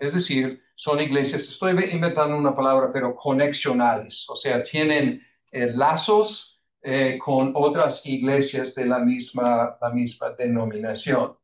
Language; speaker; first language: Spanish; non-native, fluent; English